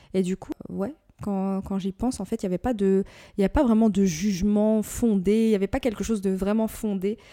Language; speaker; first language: French; native; French